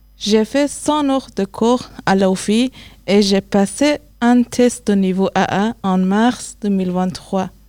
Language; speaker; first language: French; non-native, learner; Persian